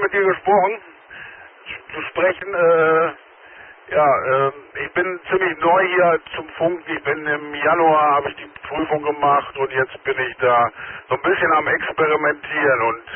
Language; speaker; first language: German; native; German